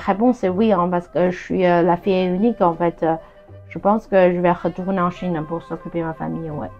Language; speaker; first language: French; non-native, fluent; Chinese